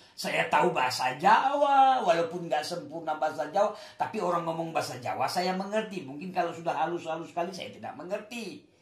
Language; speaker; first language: Indonesian; non-native, local second language; Achinese